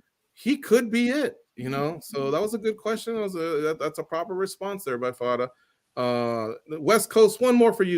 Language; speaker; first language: English; native; English